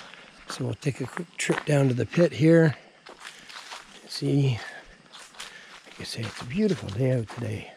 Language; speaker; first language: English; native; English